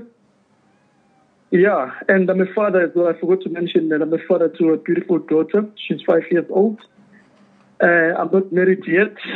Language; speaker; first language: English; non-native, local second language; Zulu